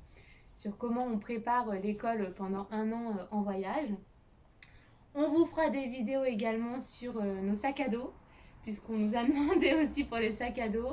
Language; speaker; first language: French; native; French